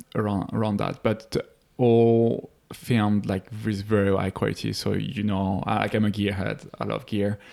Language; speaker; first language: English; non-native, fluent; French